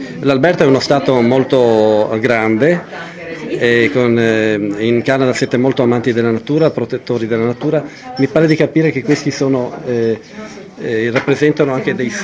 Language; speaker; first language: Italian; native; Italian